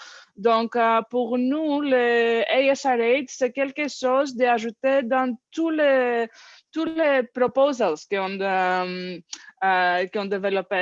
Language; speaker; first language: French; non-native, learner; English